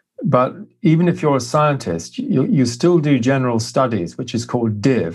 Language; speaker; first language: English; native; English